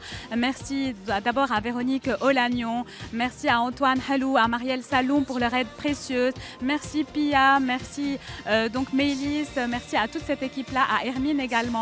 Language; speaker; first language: French; native; French